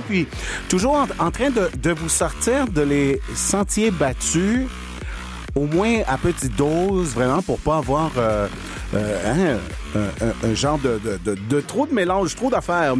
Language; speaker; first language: French; non-native, fluent; Spanish